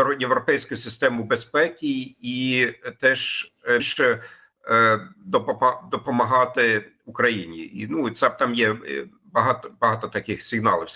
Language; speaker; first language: Ukrainian; non-native, fluent; German